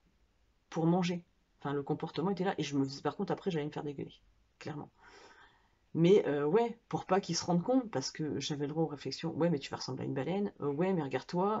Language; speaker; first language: French; native; French